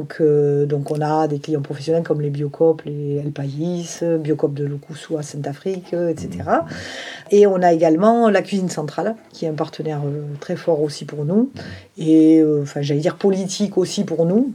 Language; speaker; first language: French; native; French